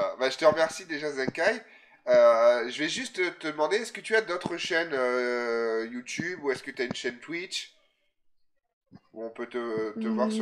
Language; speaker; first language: French; native; French